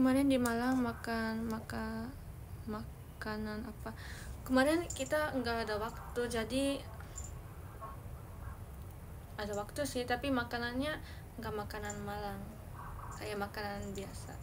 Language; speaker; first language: Indonesian; early bilingual, heritage; Indonesian